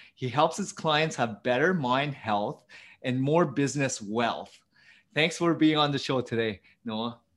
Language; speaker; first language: English; early bilingual, other home language; Vietnamese